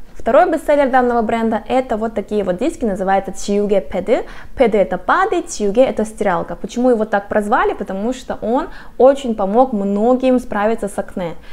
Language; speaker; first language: Russian; non-native, fluent; Korean